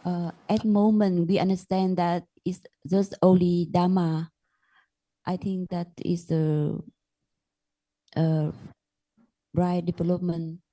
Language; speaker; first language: English; non-native, learner; Vietnamese